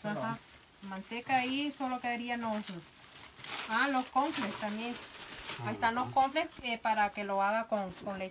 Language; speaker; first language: Spanish; native; Spanish